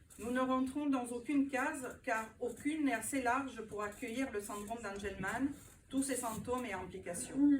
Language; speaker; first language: French; non-native, fluent; Italian